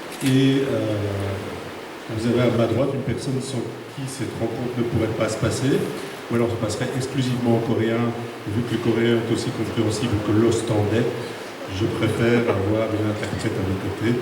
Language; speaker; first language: French; native; French